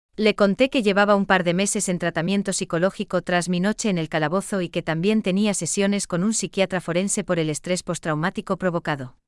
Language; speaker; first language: Spanish; non-native, fluent; German